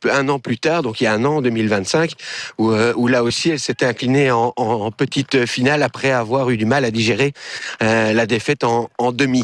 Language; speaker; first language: French; native; French